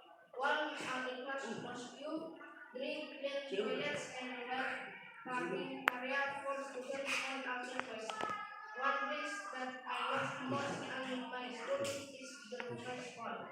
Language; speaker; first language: English; non-native, learner; Indonesian